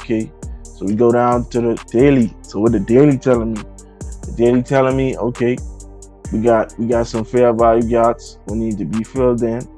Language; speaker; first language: English; native; English